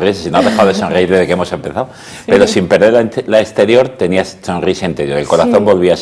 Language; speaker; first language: Spanish; native; Spanish